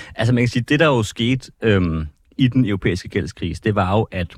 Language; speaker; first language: Danish; native; Danish